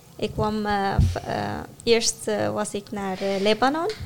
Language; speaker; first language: Dutch; non-native, learner; Arabic